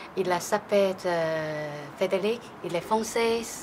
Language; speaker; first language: French; non-native, learner; Chinese